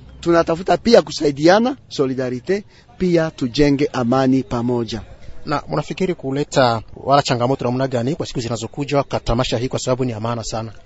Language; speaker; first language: Swahili; non-native, local second language; Nande